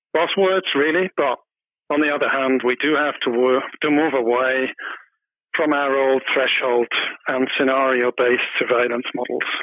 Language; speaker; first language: English; non-native, fluent; German